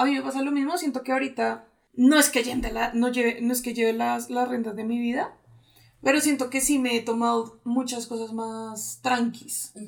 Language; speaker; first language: Spanish; native; Spanish